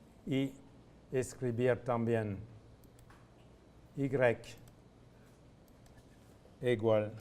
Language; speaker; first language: Spanish; non-native, fluent; French